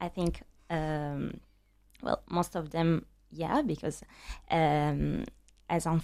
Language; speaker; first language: English; non-native, learner; Italian